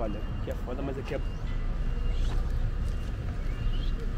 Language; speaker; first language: Portuguese; native; Portuguese